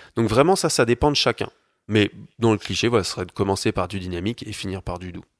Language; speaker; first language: French; native; French